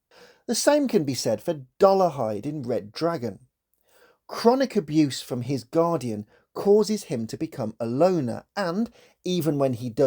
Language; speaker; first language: English; native; English